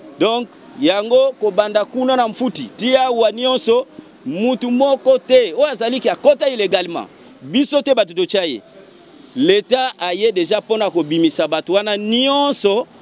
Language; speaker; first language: Lingala; non-native, local second language; Kongo